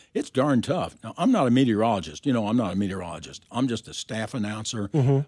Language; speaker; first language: English; native; English